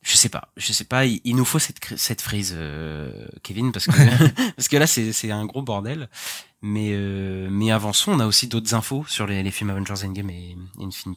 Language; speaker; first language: French; native; French